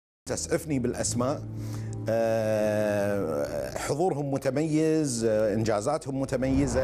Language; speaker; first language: Arabic; native; Arabic